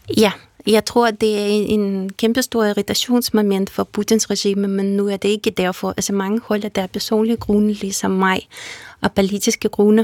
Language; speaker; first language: Danish; non-native, fluent; Russian